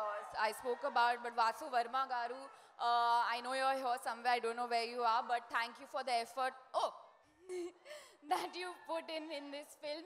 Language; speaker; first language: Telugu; non-native, learner; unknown